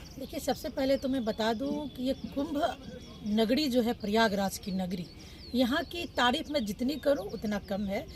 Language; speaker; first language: Hindi; native; Hindi